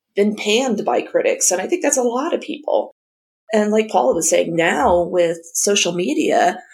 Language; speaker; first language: English; native; English